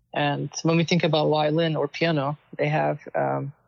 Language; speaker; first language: English; non-native, fluent; Turkish